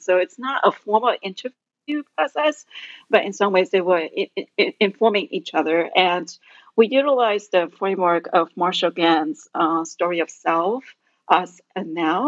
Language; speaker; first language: English; non-native, fluent; Min Nan Chinese